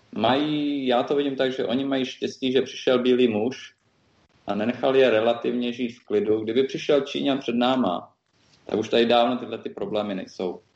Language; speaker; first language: Czech; native; Czech